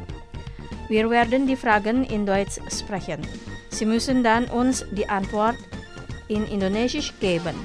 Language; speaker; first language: German; non-native, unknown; Indonesian